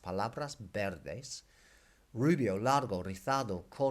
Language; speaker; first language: Spanish; non-native, fluent; English